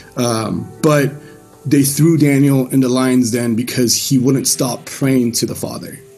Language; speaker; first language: English; early bilingual, other home language; Persian